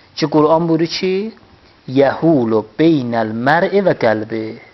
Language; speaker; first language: Persian; non-native, local second language; Azerbaijani